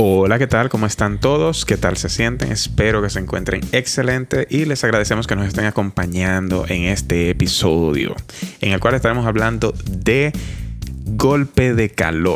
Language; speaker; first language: Spanish; native; Spanish